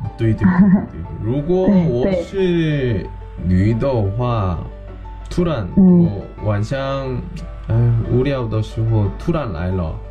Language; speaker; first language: Chinese; non-native, learner; Korean